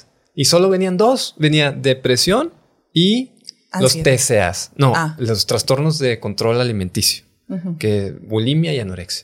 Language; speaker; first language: Spanish; native; Spanish